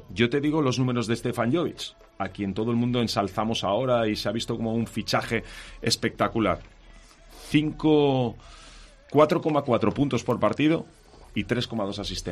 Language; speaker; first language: Spanish; native; Spanish